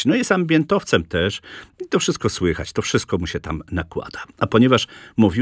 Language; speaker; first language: Polish; native; Polish